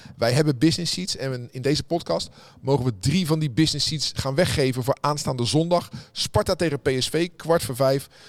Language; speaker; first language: Dutch; native; Dutch